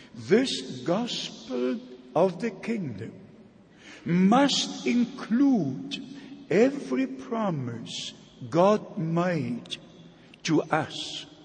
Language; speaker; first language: English; non-native, fluent; German